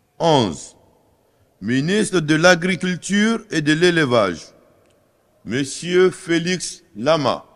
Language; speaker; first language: French; non-native, local second language; Fula